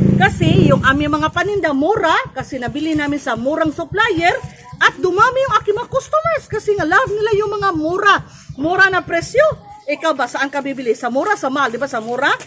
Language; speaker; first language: Filipino; non-native, local second language; Cebuano